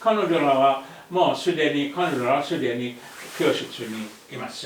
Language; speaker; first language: Japanese; non-native, fluent; Arabic